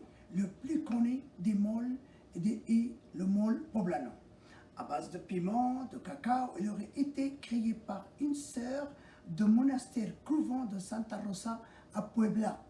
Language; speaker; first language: French; non-native, local second language; Arabic